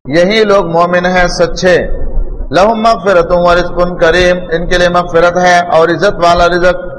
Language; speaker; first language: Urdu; non-native, local second language; Pashto